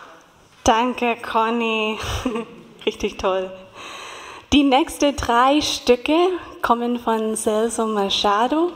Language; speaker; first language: German; non-native, fluent; English